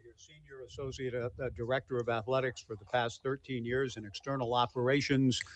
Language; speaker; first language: English; native; English